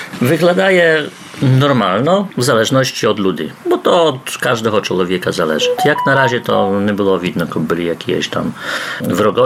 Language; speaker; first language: Polish; non-native, local second language; Ukrainian